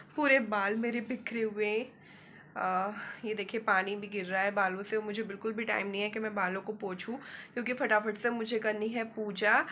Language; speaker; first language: Hindi; native; Hindi